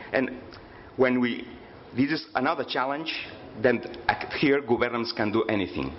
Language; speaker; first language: English; non-native, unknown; Catalan